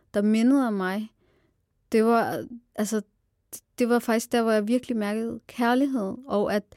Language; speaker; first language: Danish; early bilingual, other home language; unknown